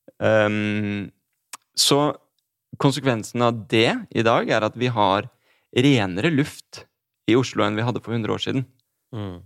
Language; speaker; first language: Norwegian; native; Norwegian